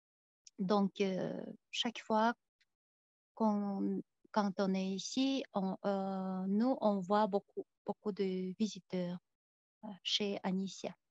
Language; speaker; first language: French; non-native, fluent; Tuvinian